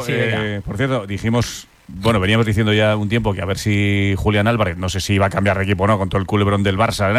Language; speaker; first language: Spanish; native; Spanish